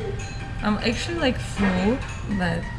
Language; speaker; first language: English; non-native, fluent; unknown